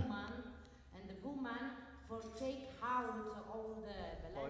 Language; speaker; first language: English; non-native, learner; Italian